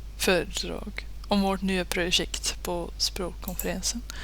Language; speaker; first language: Swedish; non-native, learner; Dutch